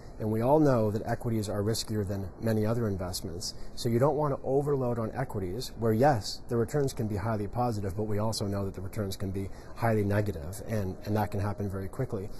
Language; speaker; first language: English; native; English